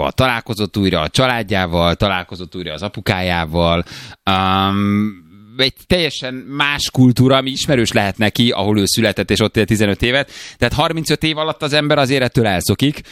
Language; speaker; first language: Hungarian; native; Hungarian